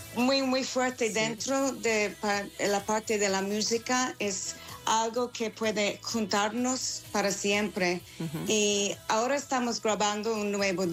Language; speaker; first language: Spanish; non-native, fluent; English